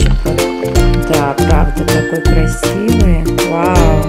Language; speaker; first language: Russian; native; Russian